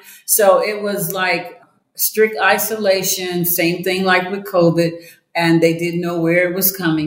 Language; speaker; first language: English; native; English